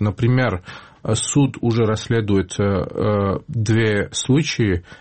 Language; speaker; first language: Russian; non-native, fluent; Georgian